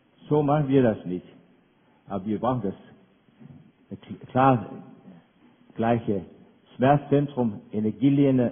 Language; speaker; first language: German; non-native, fluent; Danish